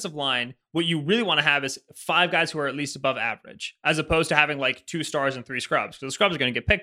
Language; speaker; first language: English; native; English